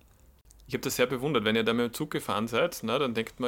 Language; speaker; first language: German; native; German